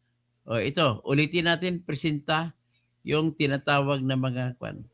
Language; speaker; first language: Filipino; native; Filipino